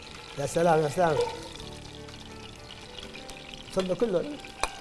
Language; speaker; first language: Arabic; native; Arabic